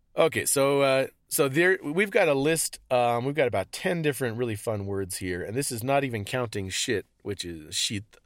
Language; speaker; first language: English; native; English